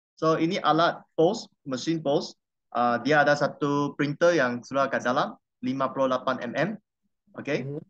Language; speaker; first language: Malay; non-native, local second language; Chinese